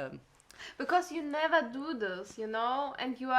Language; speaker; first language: English; non-native, learner; German